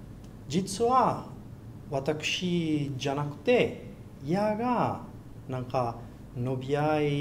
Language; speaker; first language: Japanese; non-native, learner; Portuguese